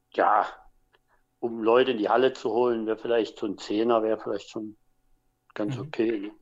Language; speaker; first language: German; native; German